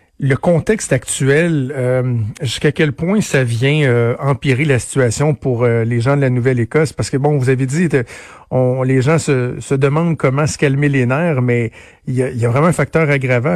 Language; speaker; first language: French; native; French